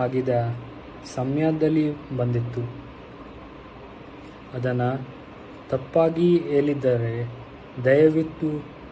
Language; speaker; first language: Kannada; non-native, learner; Hindi